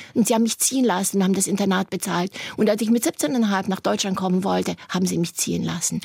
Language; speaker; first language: German; native; German